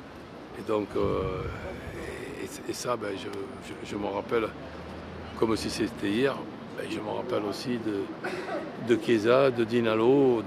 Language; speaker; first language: French; native; French